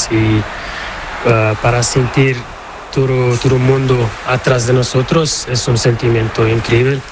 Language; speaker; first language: Spanish; non-native, learner; Portuguese